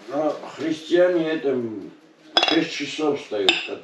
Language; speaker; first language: Russian; non-native, learner; Georgian